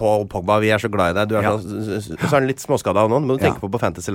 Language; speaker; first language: Norwegian; native; Norwegian